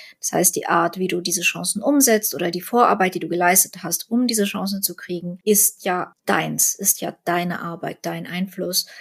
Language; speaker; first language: German; early bilingual, other home language; Russian